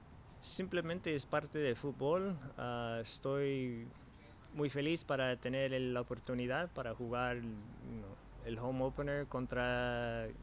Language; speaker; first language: Spanish; early bilingual, heritage; English